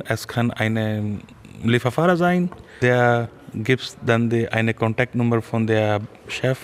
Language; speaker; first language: German; non-native, fluent; Urdu